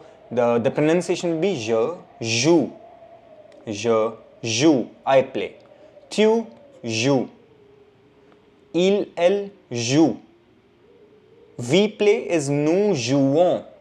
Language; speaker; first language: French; non-native, fluent; Hindi